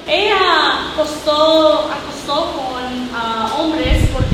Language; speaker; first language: Spanish; non-native, learner; English